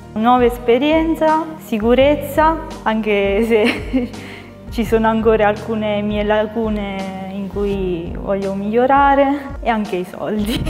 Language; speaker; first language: Italian; native; Italian